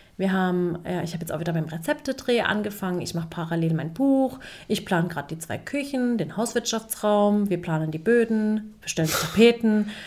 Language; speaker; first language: German; early bilingual, other home language; Turkish